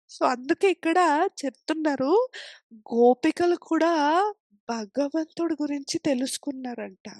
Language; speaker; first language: Telugu; non-native, fluent; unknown